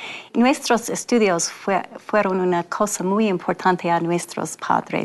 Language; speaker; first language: Spanish; non-native, learner; English